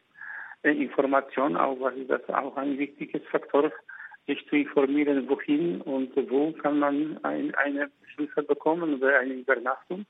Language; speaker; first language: German; non-native, fluent; Polish